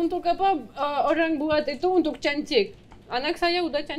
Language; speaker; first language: Indonesian; non-native, learner; Russian